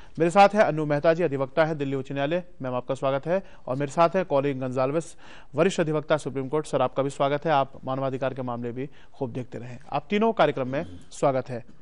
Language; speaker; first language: Hindi; native; Hindi